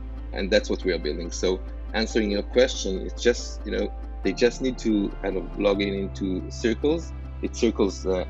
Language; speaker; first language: English; non-native, fluent; Hebrew